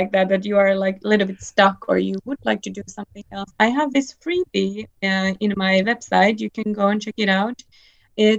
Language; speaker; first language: English; non-native, fluent; Finnish